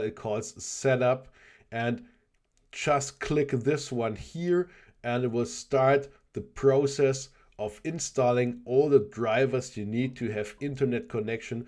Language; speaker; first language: English; non-native, fluent; German